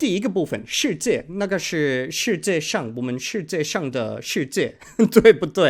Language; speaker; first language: Chinese; non-native, learner; English